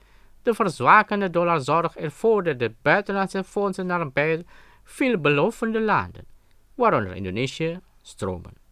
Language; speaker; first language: Dutch; non-native, fluent; Indonesian